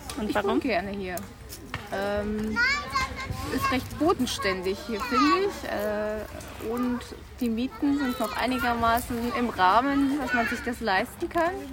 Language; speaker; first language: German; native; German